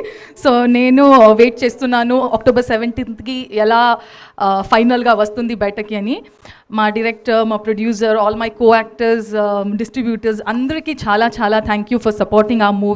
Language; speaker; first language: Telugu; non-native, local second language; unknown